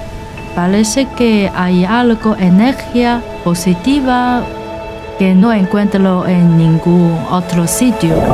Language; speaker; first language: Spanish; non-native, fluent; Chinese